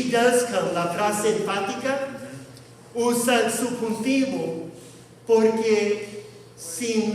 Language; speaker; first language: Spanish; non-native, fluent; English